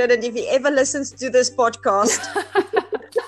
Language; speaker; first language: English; non-native, local second language; Afrikaans